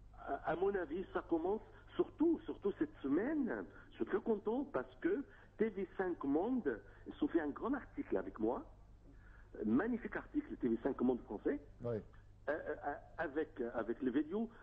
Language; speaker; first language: French; non-native, fluent; Arabic